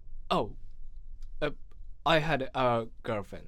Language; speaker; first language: English; non-native, learner; Japanese